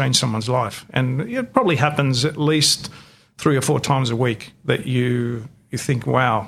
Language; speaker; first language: English; non-native, local second language; Greek